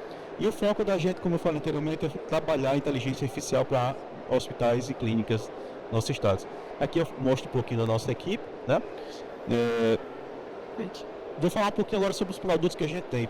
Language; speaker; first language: Portuguese; native; Portuguese